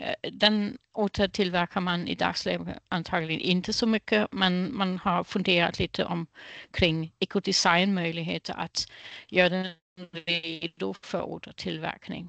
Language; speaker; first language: Swedish; non-native, fluent; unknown